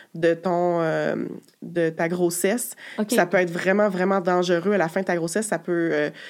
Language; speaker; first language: French; native; French